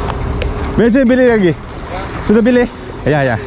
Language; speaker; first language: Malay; non-native, learner; Filipino